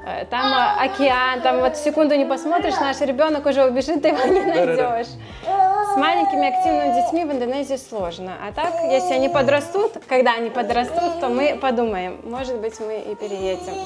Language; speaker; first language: Russian; native; Russian